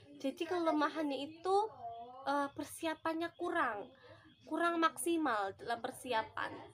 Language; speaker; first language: Indonesian; native; Indonesian